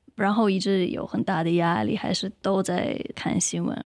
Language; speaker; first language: Chinese; non-native, fluent; Ukrainian